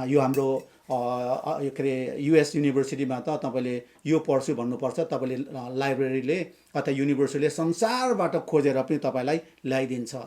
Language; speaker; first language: Nepali; non-native, local second language; Limbu